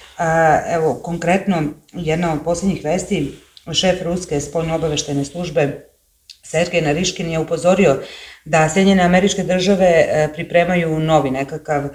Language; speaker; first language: Serbian; native; Serbian